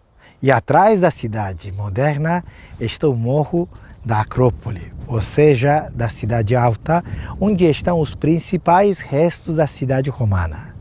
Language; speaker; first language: Portuguese; non-native, fluent; Turkish